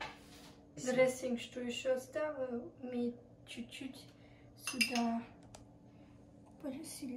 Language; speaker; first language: Russian; early bilingual, heritage; Russian